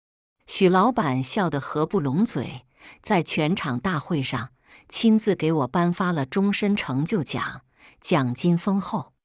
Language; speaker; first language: Chinese; native; Chinese